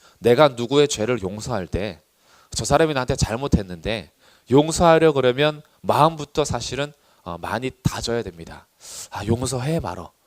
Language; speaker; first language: Korean; native; Korean